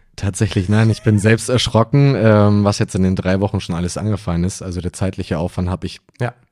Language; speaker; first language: German; native; German